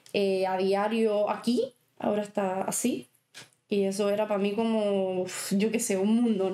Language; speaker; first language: Spanish; native; Spanish